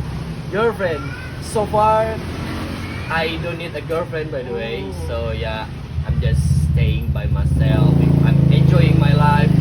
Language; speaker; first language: English; non-native, learner; Indonesian